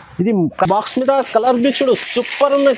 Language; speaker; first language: Telugu; non-native, local second language; Urdu